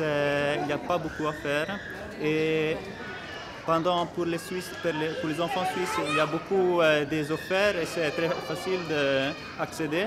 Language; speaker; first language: French; non-native, fluent; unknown